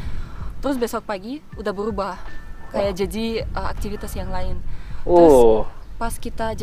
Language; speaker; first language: Indonesian; non-native, fluent; Russian